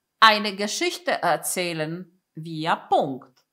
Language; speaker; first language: German; non-native, fluent; Polish